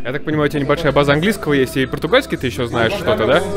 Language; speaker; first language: Russian; native; Russian